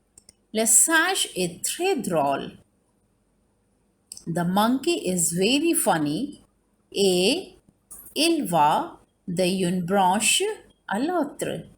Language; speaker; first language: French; non-native, fluent; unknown